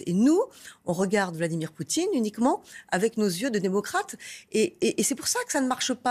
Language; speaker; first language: French; native; French